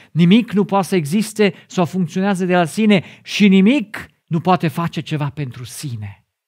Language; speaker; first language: Romanian; non-native, fluent; German